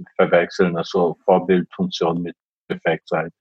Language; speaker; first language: German; non-native, fluent; Portuguese